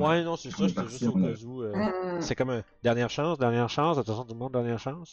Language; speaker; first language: French; native; French